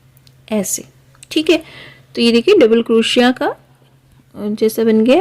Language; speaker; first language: Hindi; native; Hindi